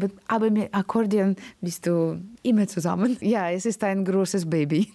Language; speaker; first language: German; non-native, learner; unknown